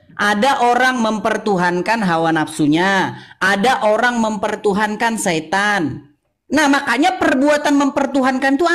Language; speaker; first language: Indonesian; native; Indonesian